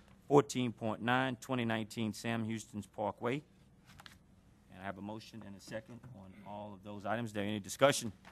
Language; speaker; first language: English; native; English